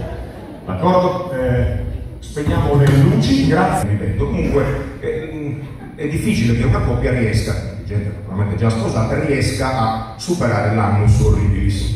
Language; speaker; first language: Italian; native; Italian